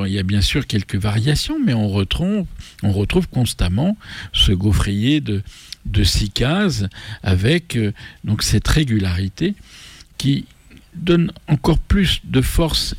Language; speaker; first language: French; native; French